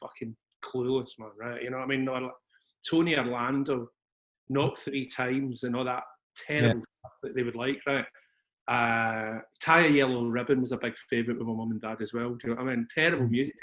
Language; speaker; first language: English; native; English